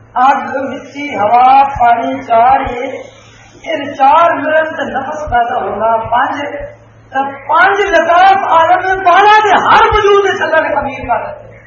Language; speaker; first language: Urdu; non-native, local second language; Punjabi